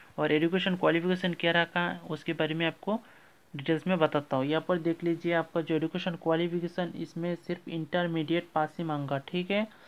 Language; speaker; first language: Hindi; non-native, local second language; Bangla